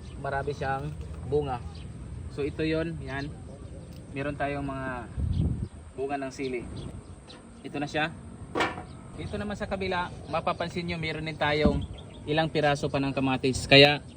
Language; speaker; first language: Filipino; non-native, local second language; Masbatenyo